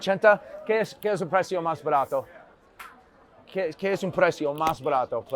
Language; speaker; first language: Spanish; non-native, learner; English